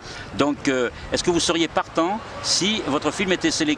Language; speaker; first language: French; native; French